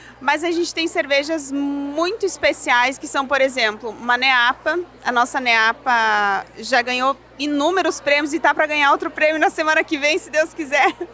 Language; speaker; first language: Portuguese; non-native, local second language; German